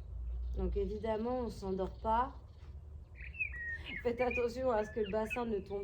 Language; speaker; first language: French; native; French